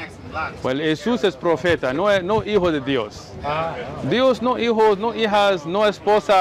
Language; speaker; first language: Spanish; non-native, learner; English